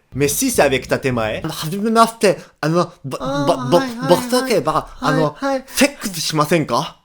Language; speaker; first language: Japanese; native; Japanese